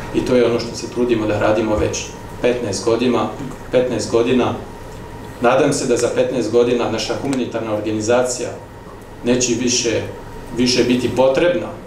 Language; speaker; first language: Bosnian; non-native, fluent; French